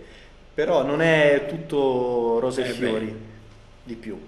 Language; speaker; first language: Italian; native; Italian